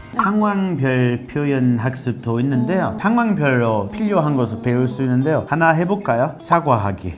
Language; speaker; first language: Korean; non-native, fluent; English